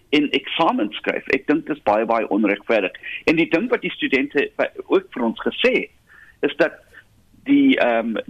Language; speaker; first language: Afrikaans; non-native, local second language; English